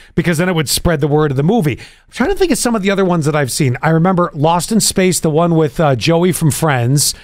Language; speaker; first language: English; native; English